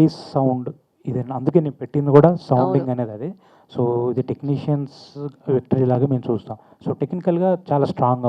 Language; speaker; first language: Telugu; native; Telugu